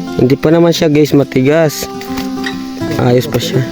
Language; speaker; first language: Filipino; non-native, local second language; Waray